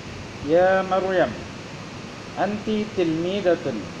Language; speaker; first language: Arabic; non-native, learner; Indonesian